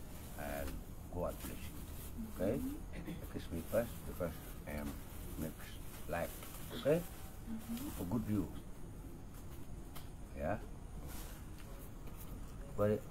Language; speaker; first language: English; non-native, learner; Balinese